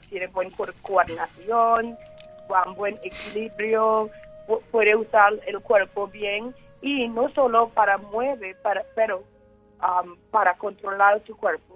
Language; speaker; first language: Spanish; non-native, learner; English